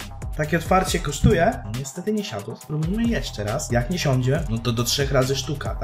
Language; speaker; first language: Polish; native; Polish